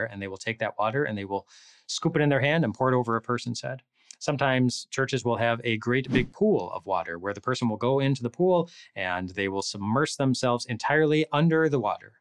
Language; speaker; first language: English; native; English